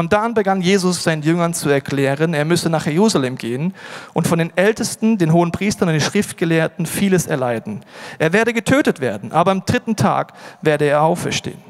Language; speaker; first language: German; native; German